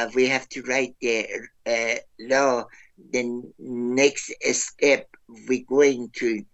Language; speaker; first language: English; non-native, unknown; Persian